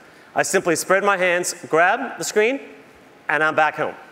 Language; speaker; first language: English; native; English